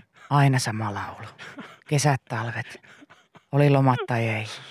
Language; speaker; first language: Finnish; native; Finnish